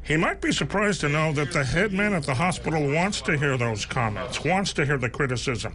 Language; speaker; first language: English; native; English